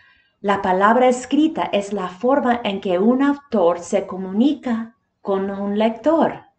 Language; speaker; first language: Spanish; early bilingual, heritage; Spanish